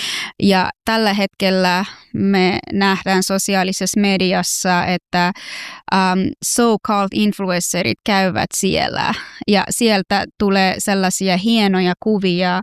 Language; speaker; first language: Finnish; non-native, fluent; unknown